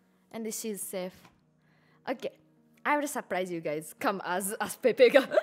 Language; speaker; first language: English; non-native, fluent; Japanese